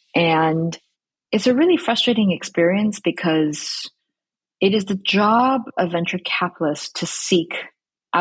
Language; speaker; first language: English; early bilingual, other home language; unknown